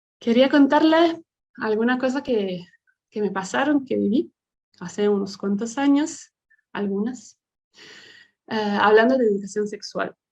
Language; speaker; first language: Spanish; non-native, fluent; Italian